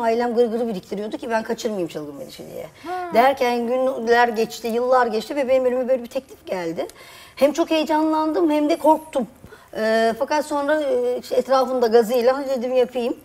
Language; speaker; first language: Turkish; native; Turkish